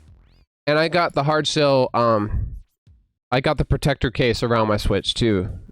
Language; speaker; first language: English; native; English